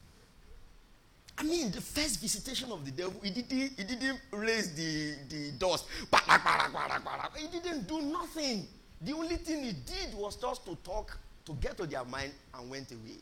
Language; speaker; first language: English; non-native, local second language; Yoruba